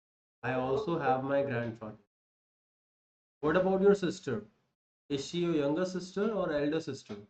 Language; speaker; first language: English; non-native, local second language; Hindi